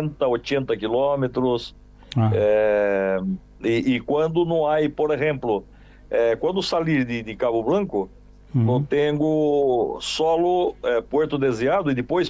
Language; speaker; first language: Spanish; non-native, learner; Portuguese